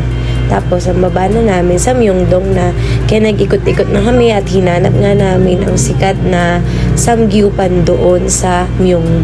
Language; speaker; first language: Filipino; native; Filipino